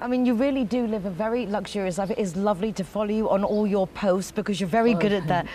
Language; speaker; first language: English; native; English